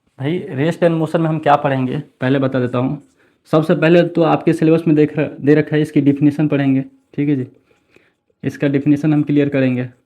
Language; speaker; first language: Hindi; native; Hindi